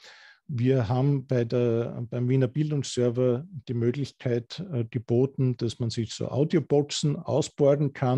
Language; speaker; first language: German; native; German